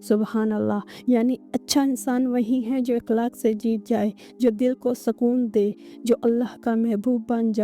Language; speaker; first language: Hindi; native; Hindi